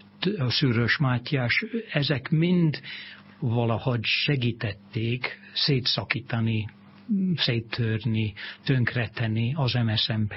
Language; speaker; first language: Hungarian; non-native, fluent; English